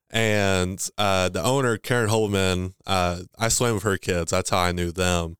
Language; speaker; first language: English; native; English